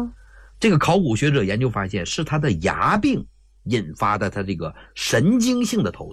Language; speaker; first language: Chinese; native; Chinese